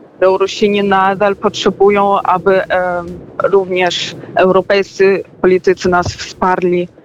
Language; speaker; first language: Polish; non-native, fluent; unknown